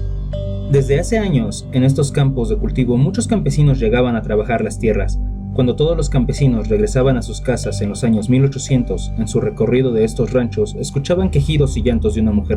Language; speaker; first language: Spanish; native; Spanish